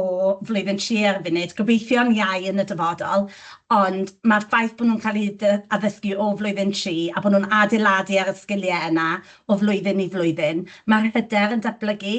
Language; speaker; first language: Welsh; native; Welsh